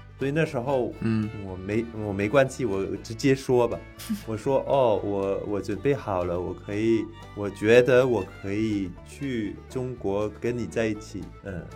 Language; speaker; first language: Chinese; non-native, learner; French